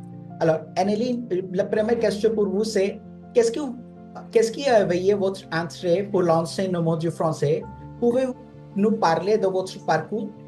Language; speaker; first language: French; non-native, fluent; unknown